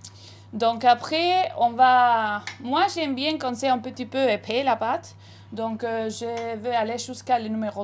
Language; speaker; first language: French; non-native, fluent; Spanish